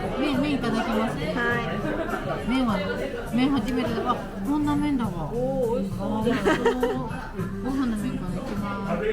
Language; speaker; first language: Japanese; native; Japanese